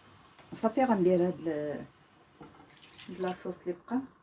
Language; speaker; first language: Arabic; native; Arabic